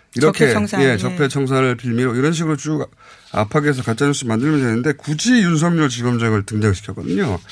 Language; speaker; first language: Korean; native; Korean